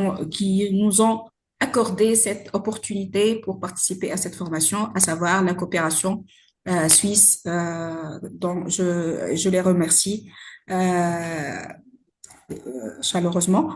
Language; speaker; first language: French; non-native, local second language; Arabic